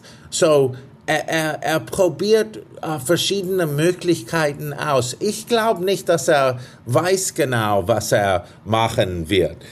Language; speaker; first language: German; non-native, fluent; English